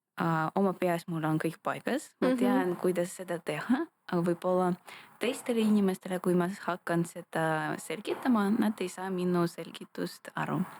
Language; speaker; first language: Estonian; non-native, local second language; Russian